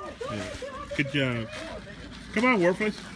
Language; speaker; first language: English; native; English